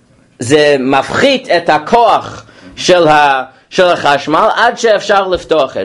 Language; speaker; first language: Hebrew; non-native, fluent; English